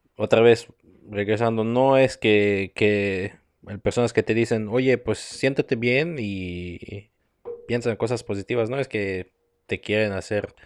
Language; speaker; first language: Spanish; non-native, fluent; Croatian